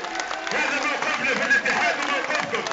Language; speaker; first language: Arabic; native; Arabic